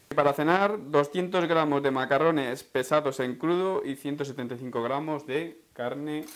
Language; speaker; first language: Spanish; native; Spanish